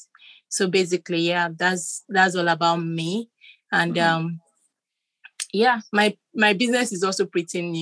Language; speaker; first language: English; non-native, local second language; Yoruba